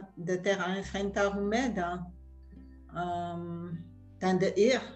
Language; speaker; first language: Portuguese; non-native, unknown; French